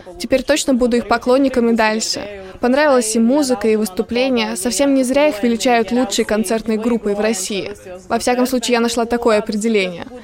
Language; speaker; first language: Russian; non-native, local second language; Lithuanian